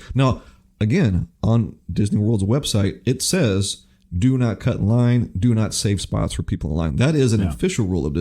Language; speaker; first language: English; native; English